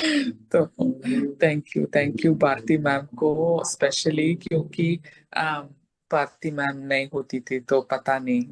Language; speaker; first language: Hindi; non-native, local second language; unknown